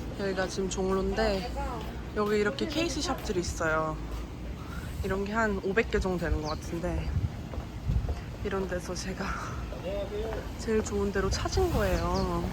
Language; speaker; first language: Korean; native; Korean